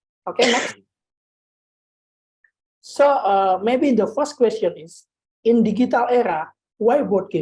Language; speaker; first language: English; non-native, learner; Indonesian